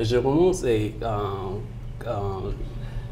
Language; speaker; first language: French; early bilingual, heritage; French